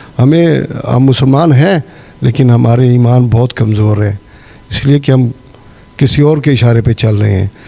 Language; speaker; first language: Urdu; non-native, local second language; Pashto